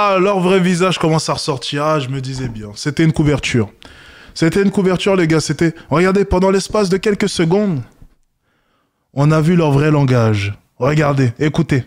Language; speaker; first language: French; native; French